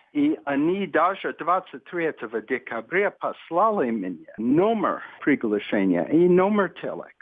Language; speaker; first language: Russian; non-native, fluent; English